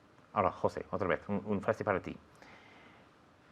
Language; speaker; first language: Spanish; non-native, fluent; English